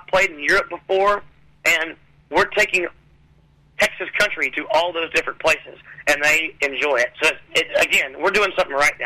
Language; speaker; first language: English; native; English